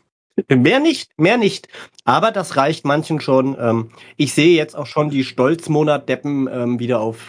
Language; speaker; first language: German; native; German